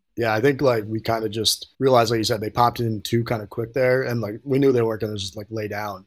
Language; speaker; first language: English; native; English